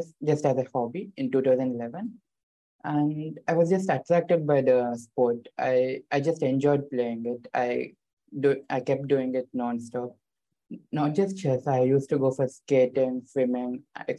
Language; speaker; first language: English; non-native, local second language; Telugu